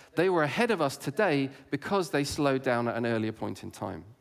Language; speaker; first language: English; native; English